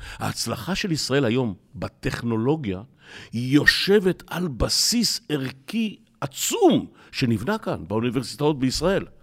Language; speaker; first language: Hebrew; native; Hebrew